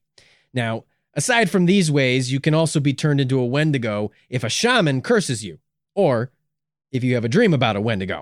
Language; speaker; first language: English; native; English